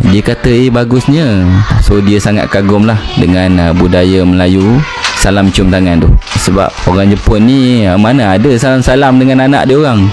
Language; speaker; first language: Malay; native; Malay